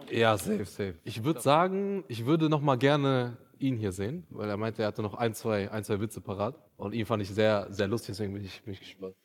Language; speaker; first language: German; native; German